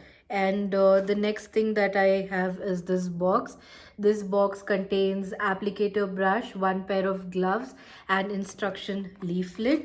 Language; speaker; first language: English; non-native, local second language; Hindi